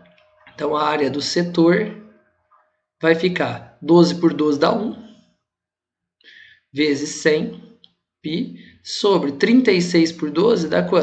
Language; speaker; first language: Portuguese; native; Portuguese